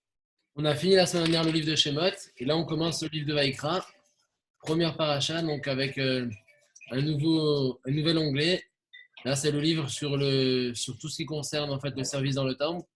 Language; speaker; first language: French; native; French